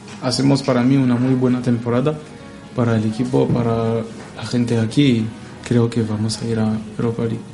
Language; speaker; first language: Spanish; non-native, learner; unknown